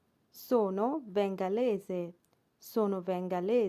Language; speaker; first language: Italian; non-native, learner; Bangla